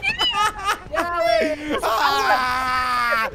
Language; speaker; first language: Arabic; native; Arabic